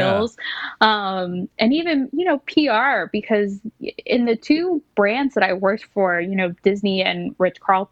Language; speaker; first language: English; native; English